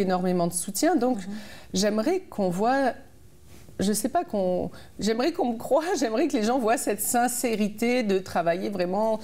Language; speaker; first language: French; native; French